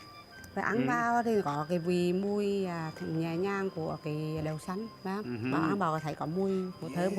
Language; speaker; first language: Vietnamese; native; Vietnamese